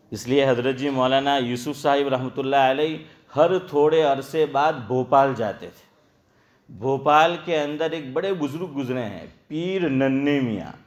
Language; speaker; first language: Hindi; non-native, local second language; Gujarati